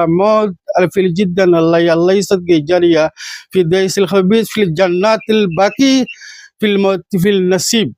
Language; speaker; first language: Arabic; non-native, learner; Bangla